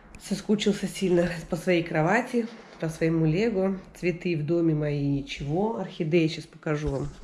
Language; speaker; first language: Russian; native; Russian